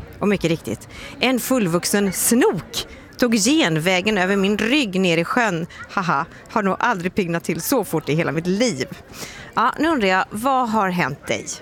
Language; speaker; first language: Swedish; native; Swedish